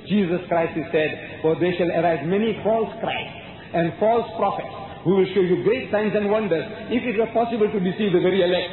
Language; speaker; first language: English; early bilingual, other home language; Gujarati